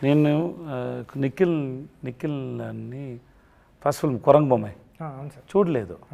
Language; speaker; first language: Telugu; non-native, learner; Tamil